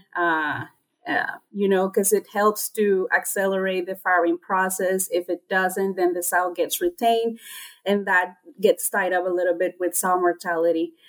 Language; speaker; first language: English; non-native, fluent; Spanish